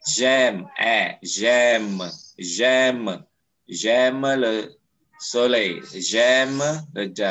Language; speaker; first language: French; non-native, fluent; Indonesian